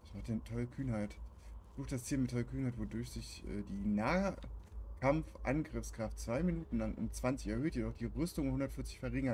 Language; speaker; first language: German; native; German